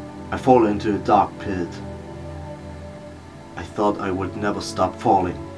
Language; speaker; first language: English; non-native, fluent; German